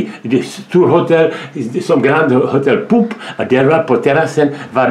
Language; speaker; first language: Swedish; non-native, learner; Czech